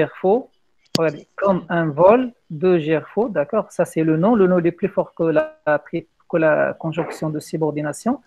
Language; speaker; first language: French; non-native, local second language; Arabic